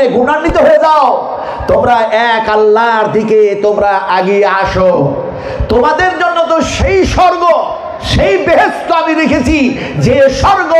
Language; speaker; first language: Bangla; non-native, local second language; Urdu